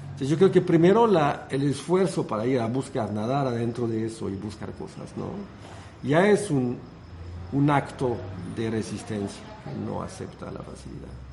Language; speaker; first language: Spanish; non-native, fluent; French